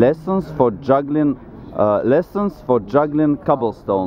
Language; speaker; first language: English; non-native, learner; Russian